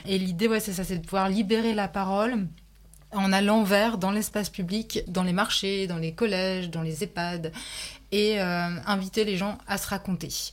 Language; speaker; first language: French; native; French